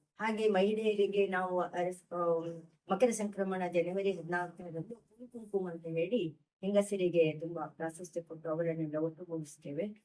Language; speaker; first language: Kannada; non-native, local second language; Konkani